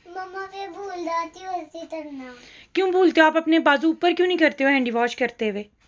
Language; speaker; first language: Urdu; native; Urdu